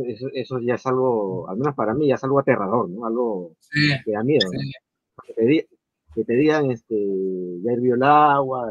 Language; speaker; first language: Spanish; native; Spanish